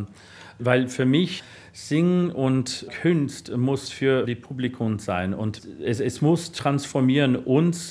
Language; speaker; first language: German; non-native, learner; English